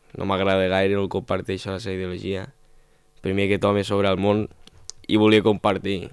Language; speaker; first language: Catalan; non-native, local second language; Spanish